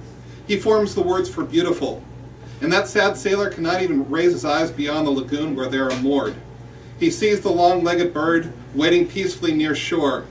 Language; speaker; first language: English; native; English